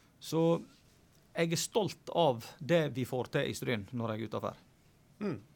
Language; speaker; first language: Norwegian; native; Norwegian